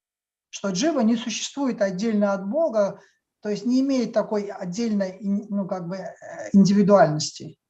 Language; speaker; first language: Russian; native; Russian